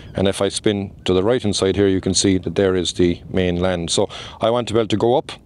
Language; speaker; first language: English; native; English